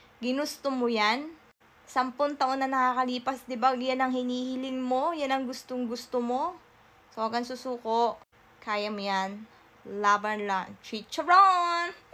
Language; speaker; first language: Filipino; native; Filipino